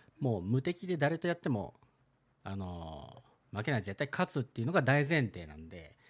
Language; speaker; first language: Japanese; early bilingual, heritage; Japanese